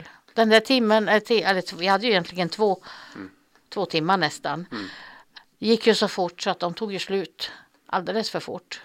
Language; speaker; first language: Swedish; native; Swedish